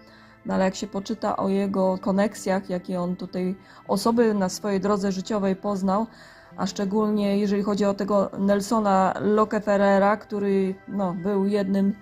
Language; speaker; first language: Polish; native; Polish